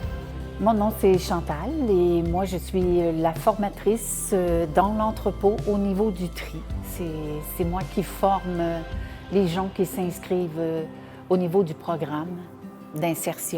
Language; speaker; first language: French; native; French